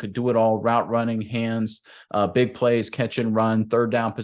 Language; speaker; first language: English; native; English